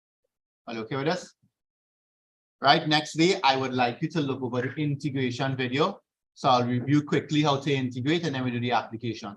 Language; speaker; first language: English; native; English